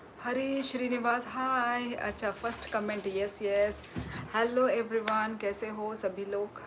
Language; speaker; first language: Hindi; non-native, local second language; Kok Borok